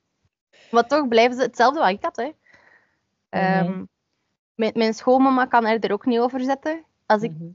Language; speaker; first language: Dutch; native; Dutch